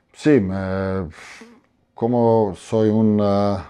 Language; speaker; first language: Spanish; non-native, fluent; Croatian